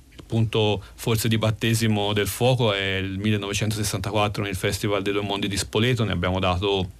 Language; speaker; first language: Italian; native; Italian